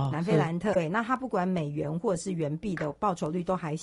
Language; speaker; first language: Chinese; native; Chinese